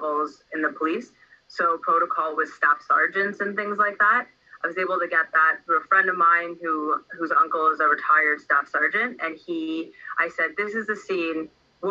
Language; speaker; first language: English; native; English